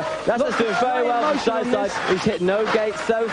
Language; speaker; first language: English; native; English